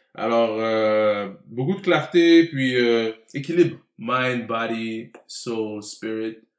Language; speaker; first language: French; early bilingual, heritage; French